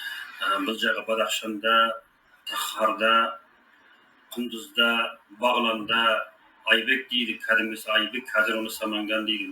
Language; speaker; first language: Kazakh; early bilingual, heritage; Kazakh